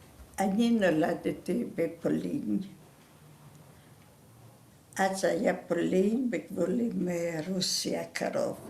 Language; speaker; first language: Hebrew; non-native, fluent; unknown